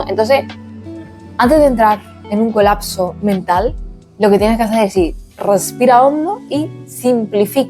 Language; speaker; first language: Spanish; native; Spanish